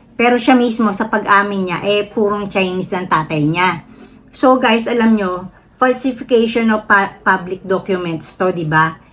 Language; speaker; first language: Filipino; native; Filipino